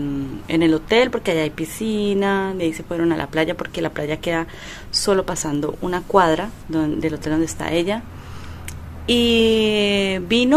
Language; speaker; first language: Spanish; native; Spanish